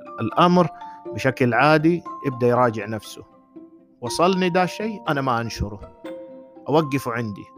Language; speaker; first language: Arabic; native; Arabic